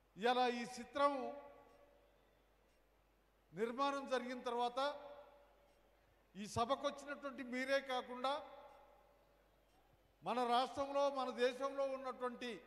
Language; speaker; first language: Telugu; native; Telugu